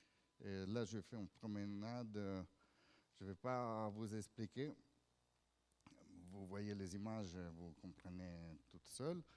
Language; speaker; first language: French; non-native, fluent; Italian